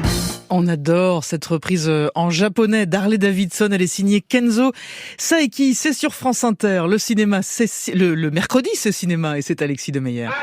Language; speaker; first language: French; native; French